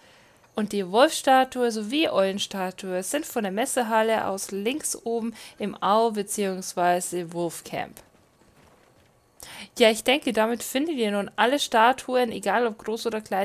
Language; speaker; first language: German; native; German